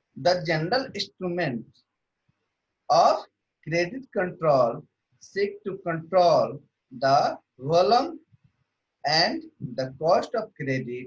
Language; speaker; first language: English; non-native, local second language; Hindi